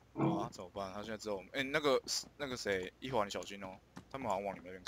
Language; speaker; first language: Chinese; native; Chinese